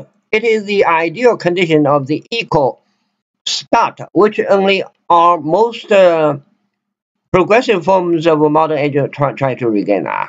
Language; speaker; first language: English; non-native, fluent; Chinese